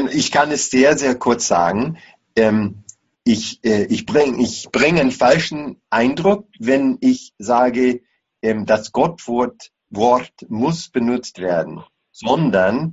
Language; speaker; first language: German; non-native, fluent; English